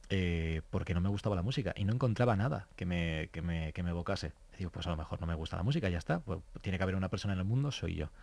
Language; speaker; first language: Spanish; native; Spanish